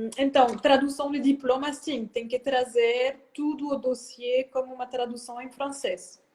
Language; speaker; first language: Portuguese; non-native, fluent; French